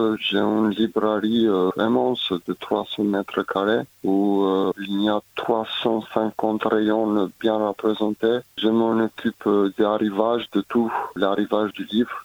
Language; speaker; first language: French; non-native, fluent; Albanian